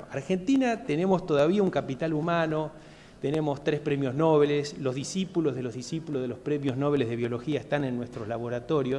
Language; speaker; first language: Spanish; native; Spanish